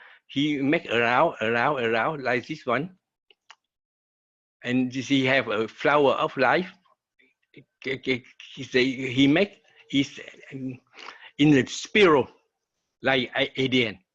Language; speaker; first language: English; non-native, learner; Vietnamese